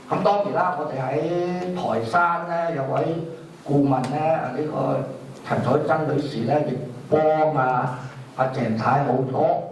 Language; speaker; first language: Cantonese; native; Cantonese